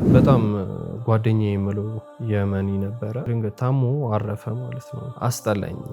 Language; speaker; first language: Amharic; native; Amharic